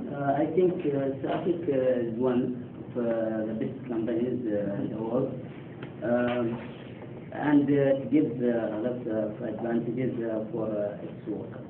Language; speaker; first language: English; non-native, learner; Arabic